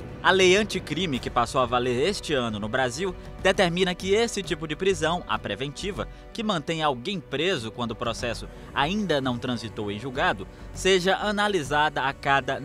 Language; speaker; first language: Portuguese; native; Portuguese